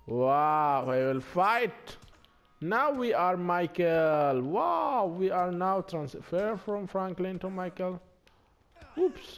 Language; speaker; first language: English; non-native, learner; Arabic